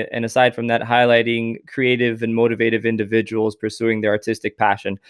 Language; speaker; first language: English; native; English